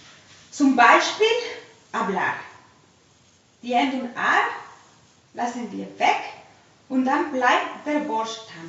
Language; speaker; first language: German; non-native, fluent; Spanish